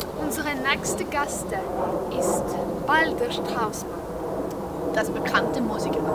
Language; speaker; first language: German; non-native, learner; Norwegian